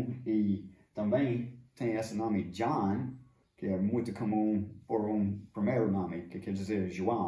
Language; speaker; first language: Portuguese; non-native, fluent; English